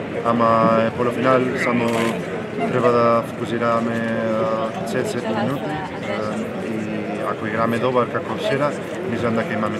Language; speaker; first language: Macedonian; non-native, learner; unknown